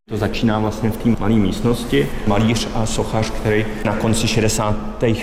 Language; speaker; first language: Czech; native; Czech